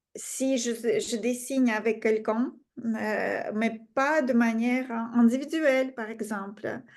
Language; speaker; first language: French; non-native, fluent; Russian